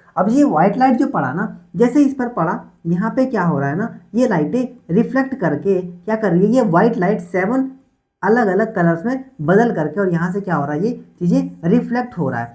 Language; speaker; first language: Hindi; native; Hindi